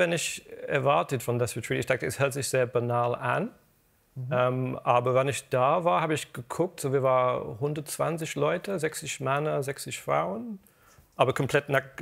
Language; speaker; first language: German; non-native, fluent; English